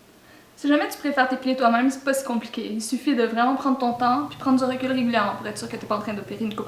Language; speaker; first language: French; native; French